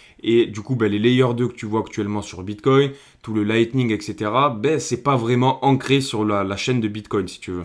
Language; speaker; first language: French; native; French